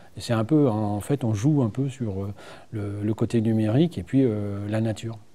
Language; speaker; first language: French; native; French